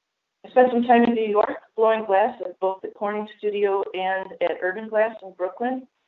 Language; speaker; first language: English; native; English